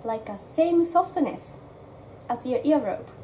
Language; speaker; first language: English; non-native, fluent; Japanese